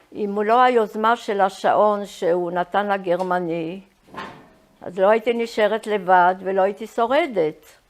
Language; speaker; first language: Hebrew; early bilingual, other home language; Polish